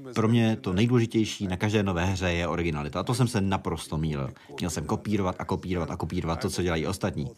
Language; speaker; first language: Czech; non-native, fluent; Russian